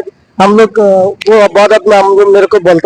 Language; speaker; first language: Hindi; non-native, local second language; Bangla